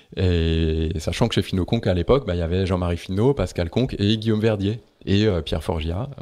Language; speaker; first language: French; native; French